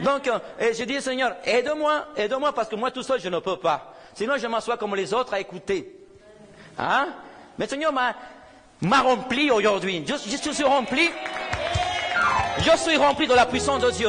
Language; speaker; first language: French; non-native, fluent; Spanish